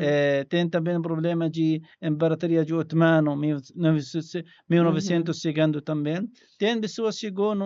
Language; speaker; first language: Portuguese; non-native, learner; Arabic